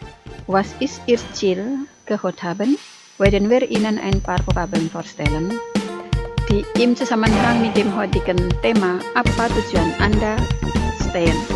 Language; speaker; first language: German; non-native, fluent; Indonesian